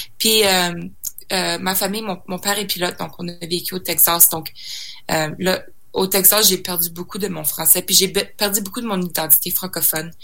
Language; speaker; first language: French; native; French